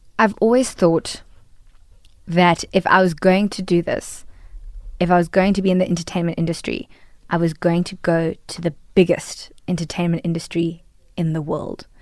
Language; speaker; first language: English; native; English